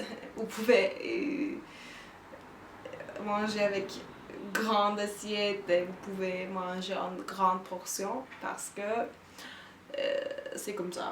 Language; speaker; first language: French; non-native, learner; Turkish